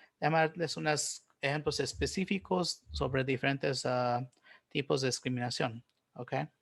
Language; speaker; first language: Spanish; early bilingual, heritage; Spanish